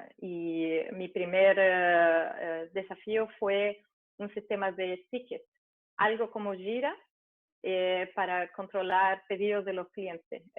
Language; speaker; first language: Spanish; early bilingual, heritage; Spanish